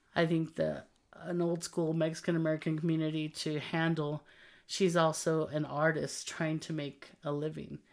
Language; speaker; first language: English; native; English